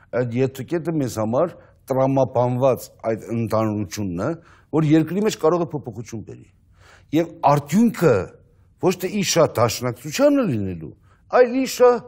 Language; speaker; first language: Armenian; native; Armenian